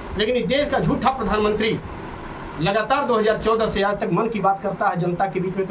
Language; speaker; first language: Hindi; native; Hindi